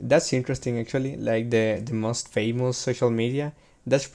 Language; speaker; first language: English; non-native, learner; Spanish